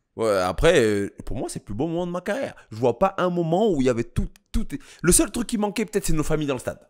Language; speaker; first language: French; early bilingual, other home language; Kabuverdianu